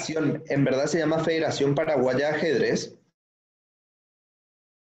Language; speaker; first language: Spanish; native; Spanish